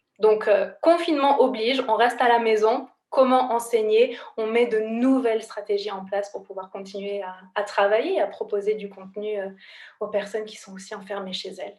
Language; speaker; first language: French; native; French